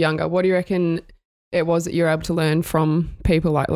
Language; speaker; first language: English; native; English